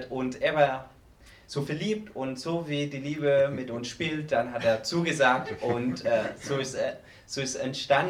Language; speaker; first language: German; non-native, fluent; Spanish